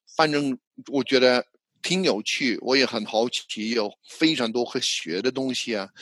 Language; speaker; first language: Chinese; non-native, fluent; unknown